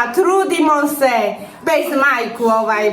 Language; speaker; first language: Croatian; non-native, learner; Chinese